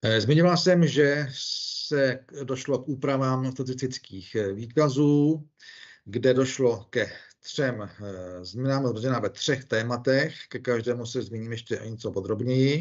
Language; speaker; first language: Czech; native; Czech